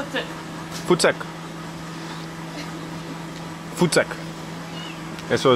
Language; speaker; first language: Spanish; non-native, learner; English